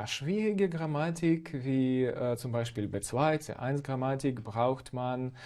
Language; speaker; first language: German; non-native, fluent; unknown